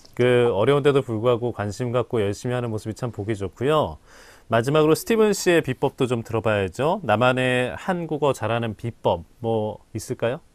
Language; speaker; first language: Korean; native; Korean